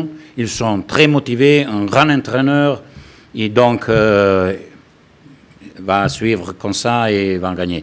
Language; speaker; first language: French; non-native, learner; Italian